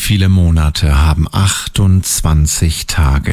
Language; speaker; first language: German; native; German